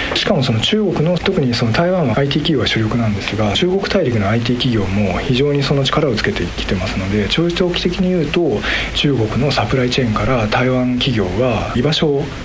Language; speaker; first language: Japanese; native; Japanese